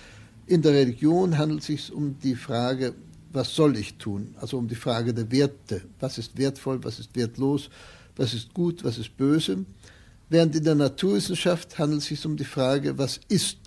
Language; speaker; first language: German; native; German